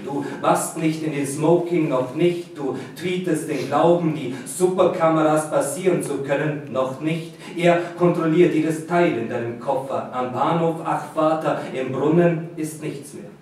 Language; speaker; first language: German; native; German